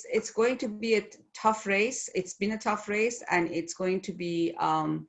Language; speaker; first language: English; non-native, fluent; Persian